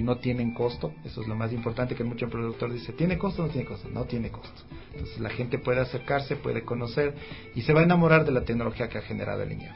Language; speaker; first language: Spanish; native; Spanish